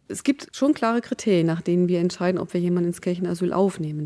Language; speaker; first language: German; native; German